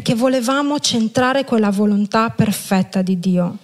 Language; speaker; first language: Italian; non-native, fluent; Romanian